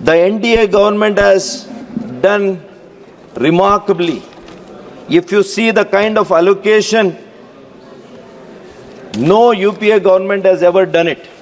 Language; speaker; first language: English; non-native, local second language; Kannada